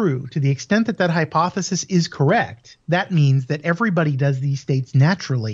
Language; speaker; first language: English; native; English